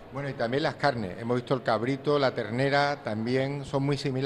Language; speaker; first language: Spanish; native; Spanish